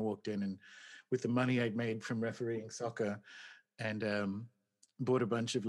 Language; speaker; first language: English; native; English